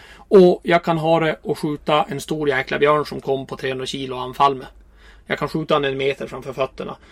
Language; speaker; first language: Swedish; native; Swedish